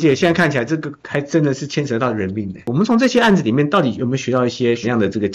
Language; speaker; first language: Chinese; native; Chinese